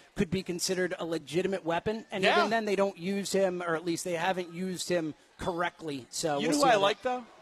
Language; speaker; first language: English; native; English